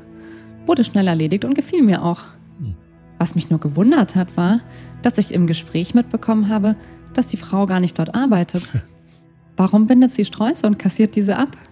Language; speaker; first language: German; native; German